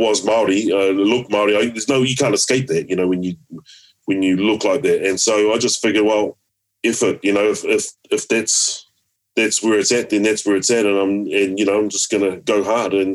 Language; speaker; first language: English; native; English